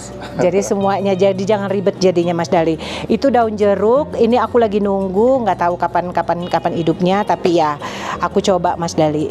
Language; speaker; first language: Indonesian; native; Indonesian